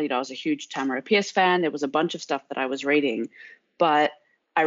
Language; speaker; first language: English; native; English